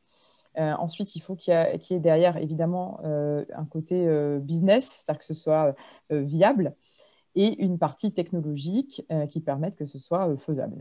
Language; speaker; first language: French; native; French